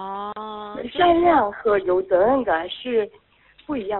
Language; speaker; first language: Chinese; non-native, fluent; Korean